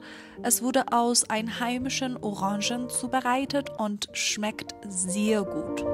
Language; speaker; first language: German; non-native, fluent; Persian